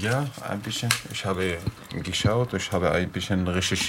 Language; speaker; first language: German; non-native, learner; Arabic